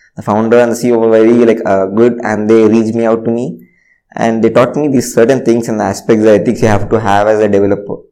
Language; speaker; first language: English; non-native, local second language; Telugu